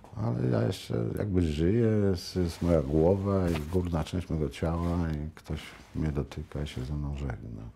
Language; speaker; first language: Polish; native; Polish